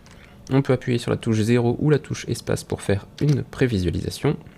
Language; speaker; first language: French; native; French